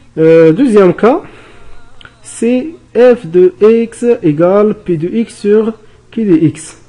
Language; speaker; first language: French; non-native, local second language; Arabic